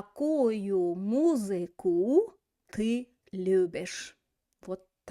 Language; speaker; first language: Russian; non-native, fluent; English